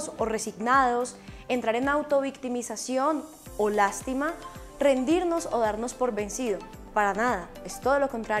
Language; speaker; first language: Spanish; native; Spanish